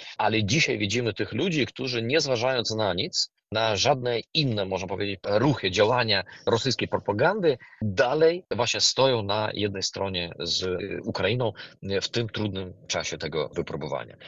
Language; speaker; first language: Polish; non-native, fluent; Ukrainian